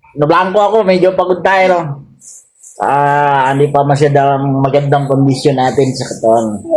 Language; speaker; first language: Filipino; native; Filipino